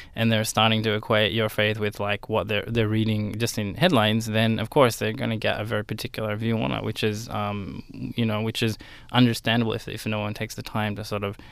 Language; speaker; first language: English; native; English